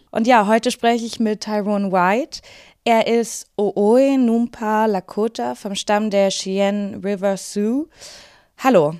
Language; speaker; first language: German; native; German